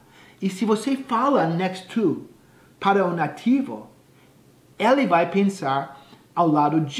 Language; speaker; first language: Portuguese; non-native, fluent; English